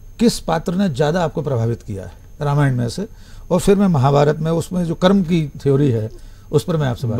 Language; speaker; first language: Hindi; native; Hindi